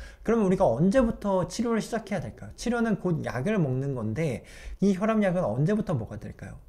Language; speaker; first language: Korean; native; Korean